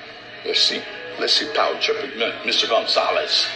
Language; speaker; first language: English; native; English